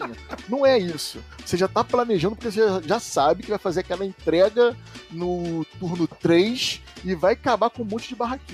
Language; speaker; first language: Portuguese; native; Portuguese